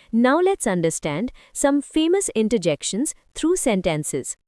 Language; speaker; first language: English; non-native, local second language; Hindi